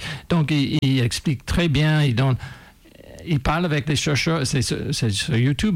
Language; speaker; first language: French; non-native, fluent; English